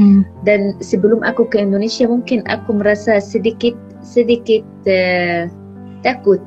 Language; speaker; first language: Indonesian; non-native, fluent; Arabic